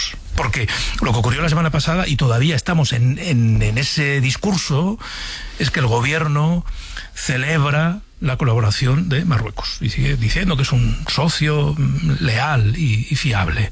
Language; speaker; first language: Spanish; native; Spanish